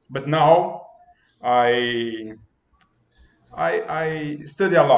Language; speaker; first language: English; non-native, learner; Portuguese